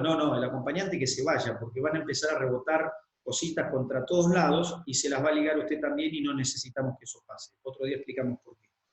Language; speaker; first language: Spanish; native; Spanish